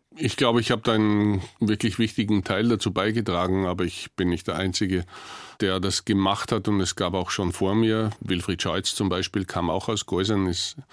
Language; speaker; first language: German; native; German